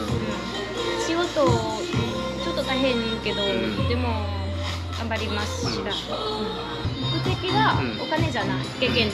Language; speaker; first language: Japanese; non-native, learner; Vietnamese